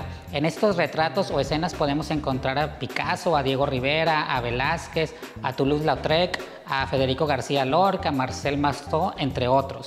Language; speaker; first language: Spanish; native; Spanish